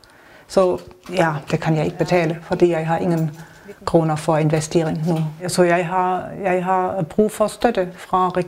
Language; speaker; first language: Danish; non-native, learner; German